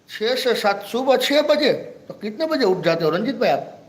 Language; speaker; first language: Hindi; non-native, local second language; Gujarati